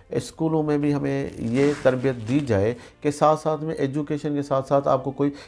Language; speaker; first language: Urdu; non-native, local second language; Sindhi